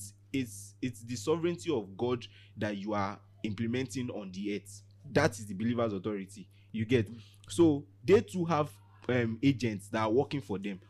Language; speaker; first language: English; non-native, local second language; Yoruba